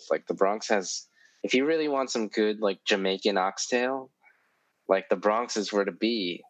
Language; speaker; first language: English; native; English